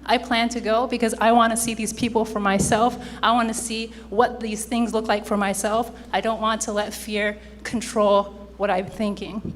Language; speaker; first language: English; native; English